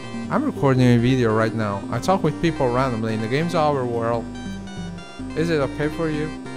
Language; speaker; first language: English; non-native, fluent; Italian